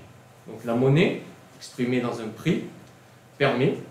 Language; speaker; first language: French; native; French